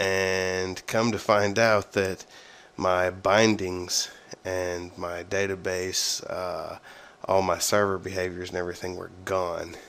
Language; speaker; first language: English; native; English